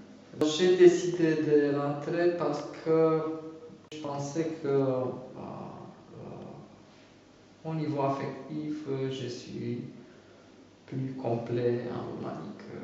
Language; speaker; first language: French; non-native, fluent; Romanian